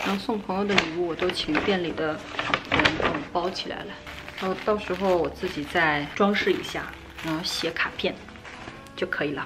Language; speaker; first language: Chinese; native; Chinese